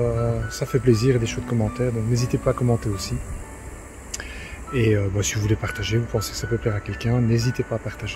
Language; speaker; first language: French; native; French